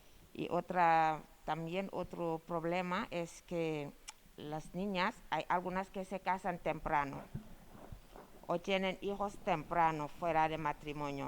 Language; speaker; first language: Spanish; non-native, fluent; Wolof